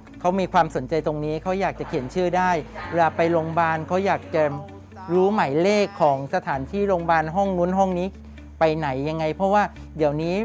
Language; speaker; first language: Thai; native; Thai